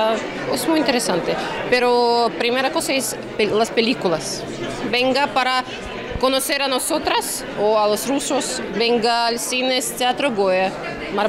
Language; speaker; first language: Spanish; non-native, learner; Russian